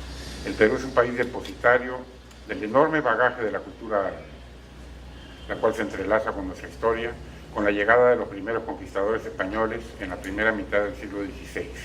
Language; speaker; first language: Spanish; native; Spanish